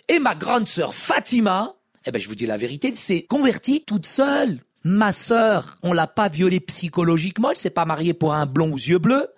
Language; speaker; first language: French; early bilingual, other home language; Arabic